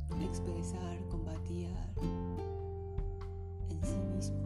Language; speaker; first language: Spanish; non-native, learner; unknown